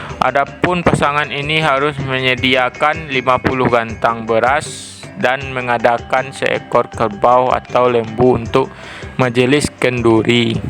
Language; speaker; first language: Malay; non-native, local second language; Minangkabau